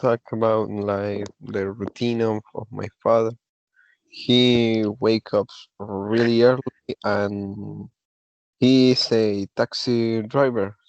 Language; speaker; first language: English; non-native, learner; Spanish